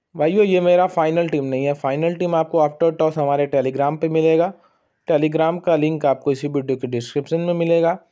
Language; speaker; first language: Hindi; native; Hindi